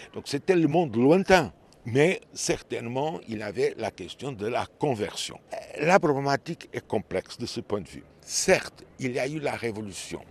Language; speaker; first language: French; non-native, fluent; Portuguese